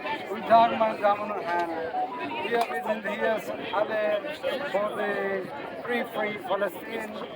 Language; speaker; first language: German; non-native, learner; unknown